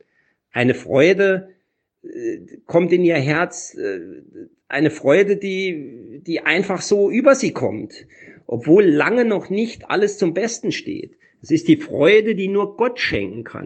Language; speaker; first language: German; native; German